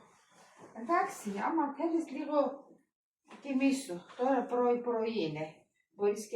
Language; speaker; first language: Greek; non-native, learner; Armenian